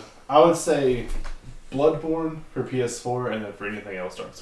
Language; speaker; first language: English; native; English